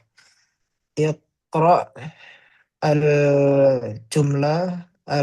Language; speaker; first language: Arabic; non-native, learner; Indonesian